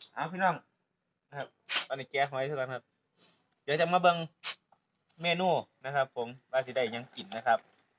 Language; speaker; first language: Thai; native; Thai